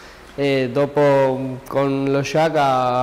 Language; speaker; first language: Italian; non-native, learner; Spanish